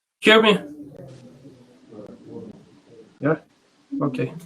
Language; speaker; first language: English; non-native, learner; Russian